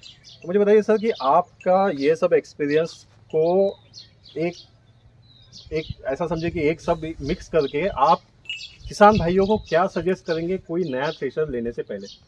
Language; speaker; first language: Hindi; non-native, local second language; Marathi